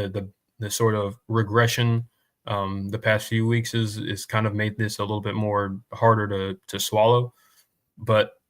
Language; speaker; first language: English; native; English